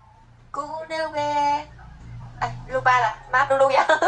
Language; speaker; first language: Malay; non-native, learner; Vietnamese